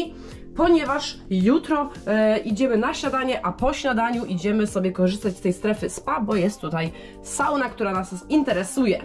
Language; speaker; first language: Polish; native; Polish